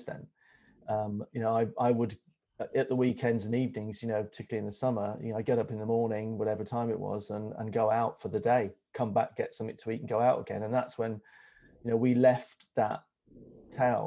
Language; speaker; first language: English; native; English